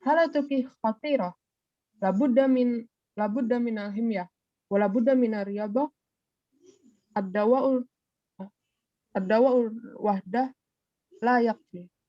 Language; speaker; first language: Arabic; non-native, learner; Indonesian